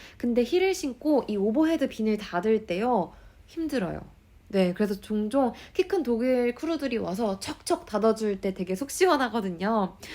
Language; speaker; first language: Korean; native; Korean